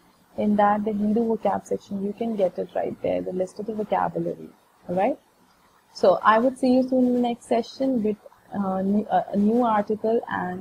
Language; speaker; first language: English; non-native, local second language; Hindi